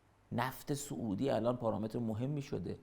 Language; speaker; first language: Persian; native; Persian